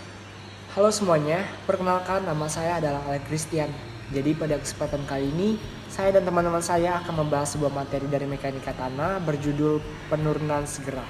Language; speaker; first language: Indonesian; native; Indonesian